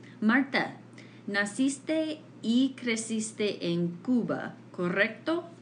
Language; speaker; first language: Spanish; non-native, fluent; English